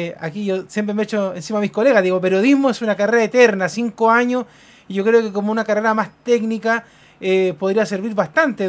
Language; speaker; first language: Spanish; native; Spanish